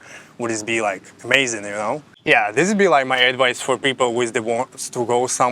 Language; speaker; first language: English; non-native, fluent; Slovak